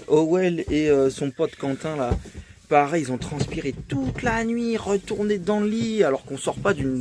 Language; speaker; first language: French; native; French